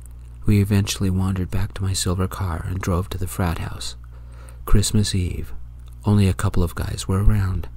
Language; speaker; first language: English; native; English